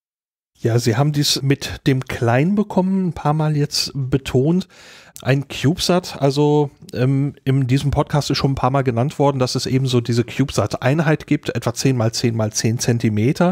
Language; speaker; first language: German; native; German